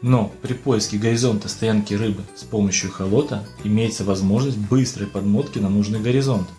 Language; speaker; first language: Russian; native; Russian